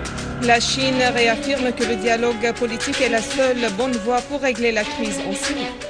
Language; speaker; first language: French; non-native, fluent; Arabic